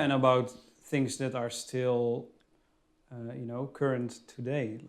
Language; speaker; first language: English; non-native, fluent; Dutch